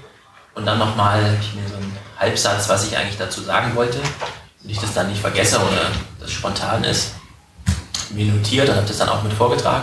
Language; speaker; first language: German; native; German